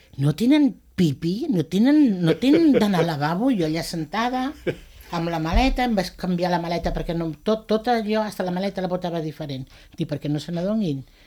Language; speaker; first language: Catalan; non-native, local second language; Spanish